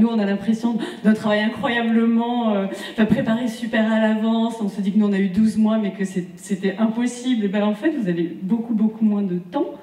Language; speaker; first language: French; native; French